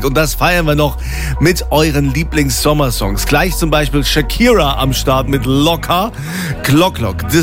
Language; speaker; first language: German; native; German